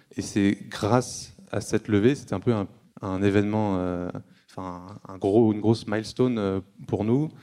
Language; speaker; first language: French; native; French